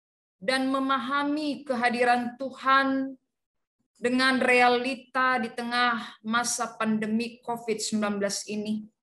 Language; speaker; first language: Indonesian; native; Indonesian